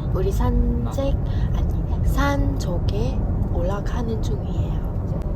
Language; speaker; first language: Korean; non-native, learner; Vietnamese